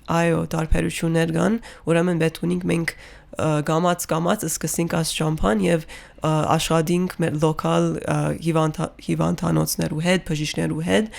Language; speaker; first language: Armenian; early bilingual, heritage; Armenian